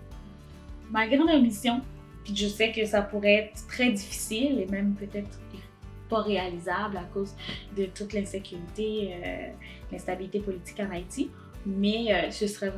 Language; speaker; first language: French; non-native, local second language; Haitian Creole